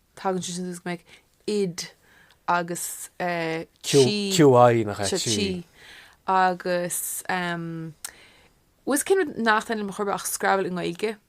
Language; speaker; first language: Irish; non-native, local second language; English